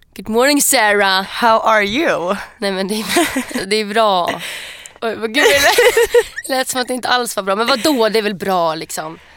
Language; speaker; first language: Swedish; native; Swedish